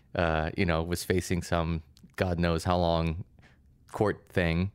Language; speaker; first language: English; early bilingual, other home language; Russian